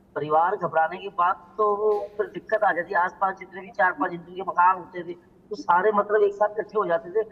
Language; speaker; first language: Urdu; non-native, local second language; Sindhi